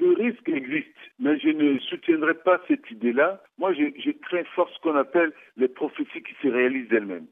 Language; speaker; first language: French; non-native, local second language; Sango